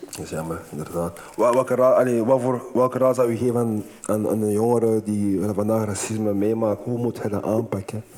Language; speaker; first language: Dutch; non-native, fluent; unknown